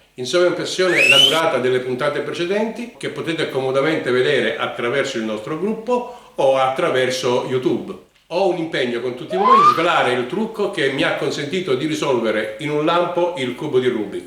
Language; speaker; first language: Italian; native; Italian